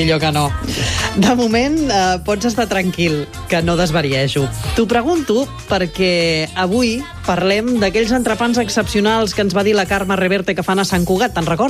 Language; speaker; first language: Catalan; native; Catalan